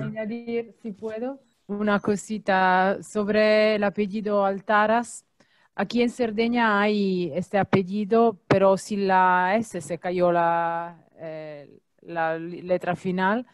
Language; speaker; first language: Spanish; non-native, fluent; Italian